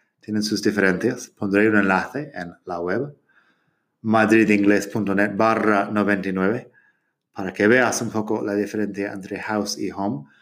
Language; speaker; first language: Spanish; non-native, fluent; English